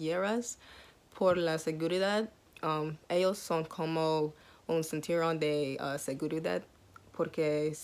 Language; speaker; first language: Spanish; non-native, learner; English